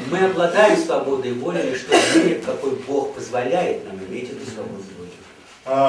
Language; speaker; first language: Russian; native; Russian